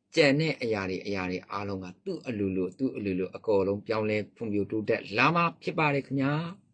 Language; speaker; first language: Burmese; native; Burmese